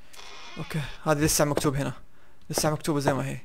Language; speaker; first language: Arabic; native; Arabic